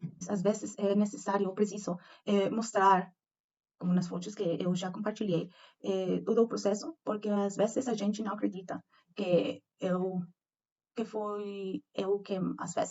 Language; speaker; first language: Portuguese; non-native, learner; Spanish